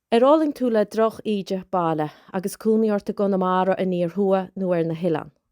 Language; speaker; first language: Irish; native; Irish